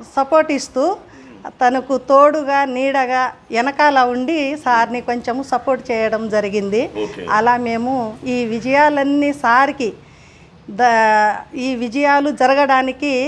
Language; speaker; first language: Telugu; non-native, local second language; Lambadi